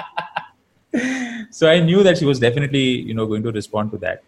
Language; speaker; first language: English; non-native, local second language; Malayalam